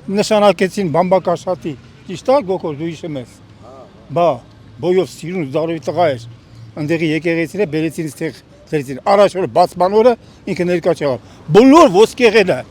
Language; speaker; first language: Armenian; native; Armenian